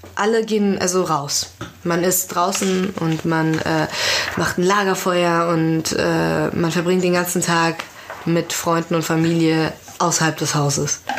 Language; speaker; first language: German; early bilingual, other home language; Persian